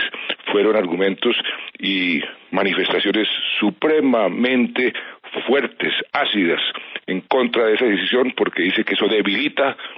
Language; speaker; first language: Spanish; native; Spanish